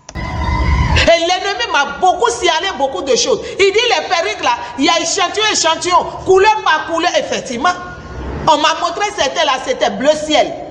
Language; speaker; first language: French; non-native, local second language; Susu